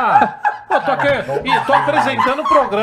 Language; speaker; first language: Portuguese; native; Portuguese